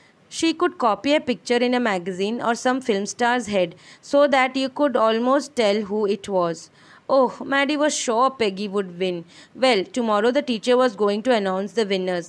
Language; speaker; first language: English; non-native, local second language; Malayalam